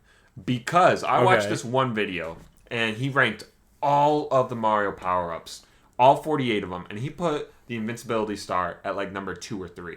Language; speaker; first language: English; native; English